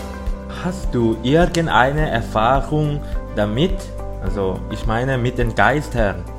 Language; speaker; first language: German; non-native, learner; Thai